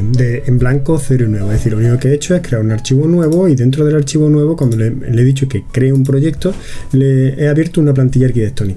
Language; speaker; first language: Spanish; native; Spanish